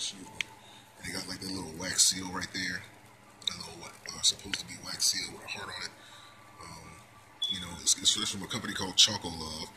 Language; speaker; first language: English; native; English